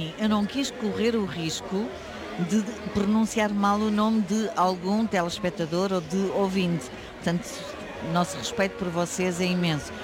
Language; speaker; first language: Portuguese; early bilingual, heritage; Portuguese